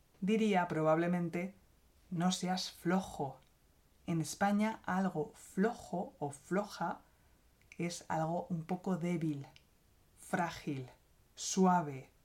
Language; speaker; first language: Spanish; native; Spanish